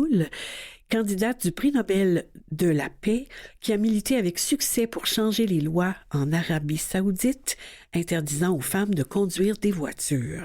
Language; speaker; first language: French; native; French